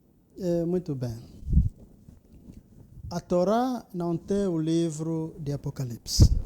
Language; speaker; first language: Portuguese; non-native, local second language; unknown